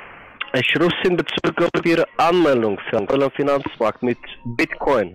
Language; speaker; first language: German; non-native, fluent; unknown